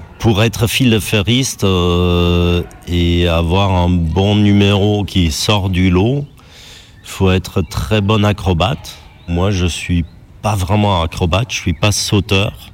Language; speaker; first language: French; non-native, fluent; German